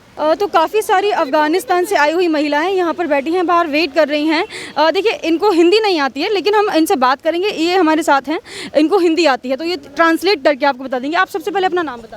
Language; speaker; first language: Hindi; native; Hindi